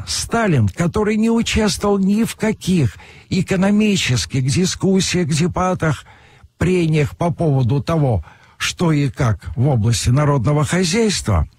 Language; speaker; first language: Russian; native; Russian